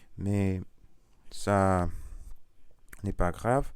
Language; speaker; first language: French; non-native, learner; Russian